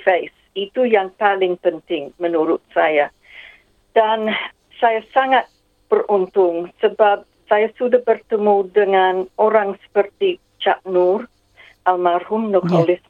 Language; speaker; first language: Indonesian; non-native, fluent; English